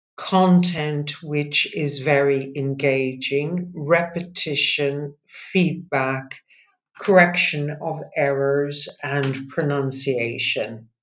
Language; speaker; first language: English; native; English